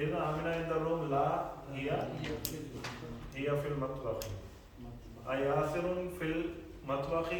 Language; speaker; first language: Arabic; non-native, fluent; Urdu